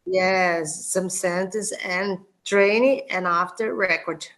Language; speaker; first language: English; non-native, learner; Portuguese